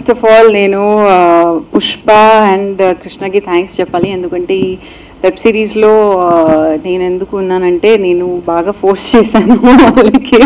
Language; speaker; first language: Telugu; non-native, local second language; English